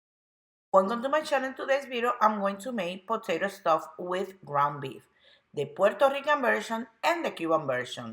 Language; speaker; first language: English; non-native, local second language; Spanish